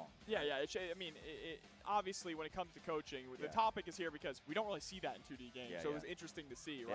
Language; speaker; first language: English; native; English